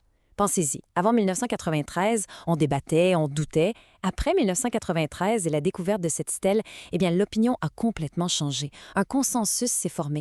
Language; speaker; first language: French; native; French